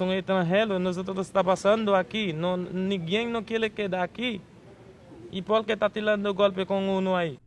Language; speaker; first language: Spanish; non-native, learner; Haitian Creole